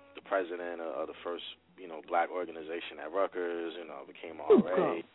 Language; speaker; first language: English; native; English